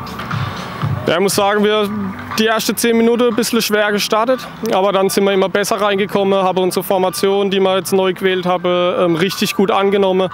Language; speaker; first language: German; native; German